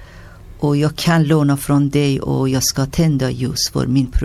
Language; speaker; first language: Swedish; non-native, learner; Persian